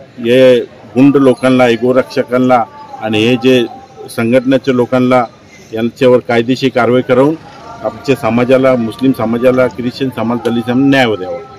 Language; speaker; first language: Marathi; non-native, local second language; Urdu